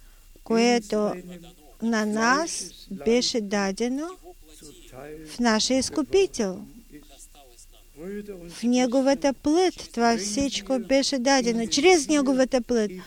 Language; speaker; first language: Bulgarian; non-native, fluent; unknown